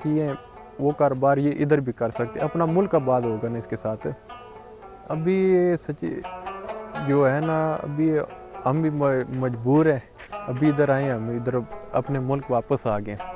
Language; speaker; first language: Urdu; early bilingual, other home language; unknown